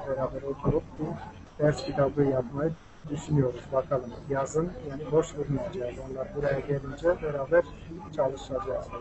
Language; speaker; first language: Turkish; non-native, fluent; Armenian